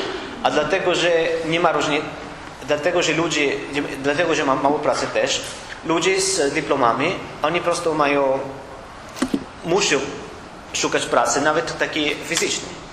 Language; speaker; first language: Polish; non-native, learner; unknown